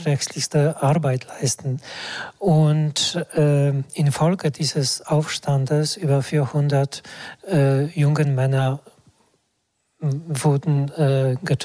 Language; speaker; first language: German; non-native, fluent; Polish